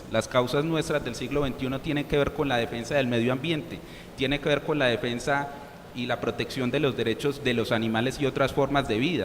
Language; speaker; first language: Spanish; native; Spanish